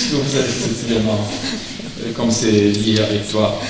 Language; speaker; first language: French; non-native, learner; German